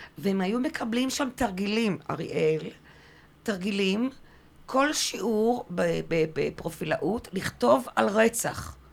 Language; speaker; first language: Hebrew; early bilingual, other home language; French